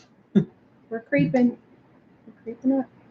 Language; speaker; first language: English; native; English